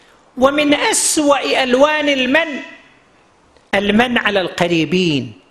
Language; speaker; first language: Arabic; native; Arabic